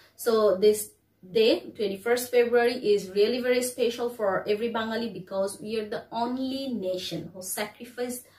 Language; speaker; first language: English; non-native, local second language; Bangla